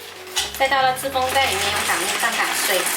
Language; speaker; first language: Chinese; native; Chinese